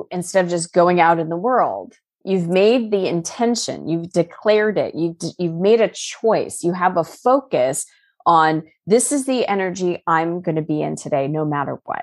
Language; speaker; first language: English; native; English